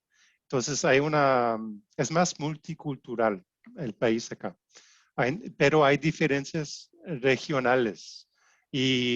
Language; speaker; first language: Spanish; non-native, fluent; French